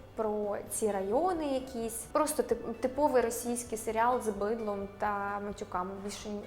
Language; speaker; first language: Ukrainian; non-native, local second language; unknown